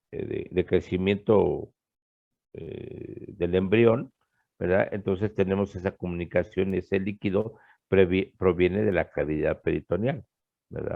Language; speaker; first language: Spanish; native; Spanish